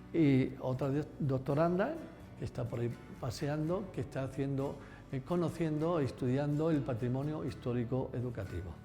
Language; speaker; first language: Spanish; native; Spanish